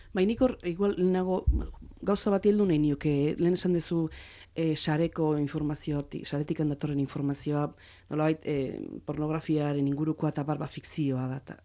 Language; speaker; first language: Basque; native; Basque